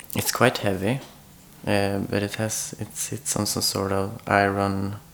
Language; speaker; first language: English; non-native, fluent; Swedish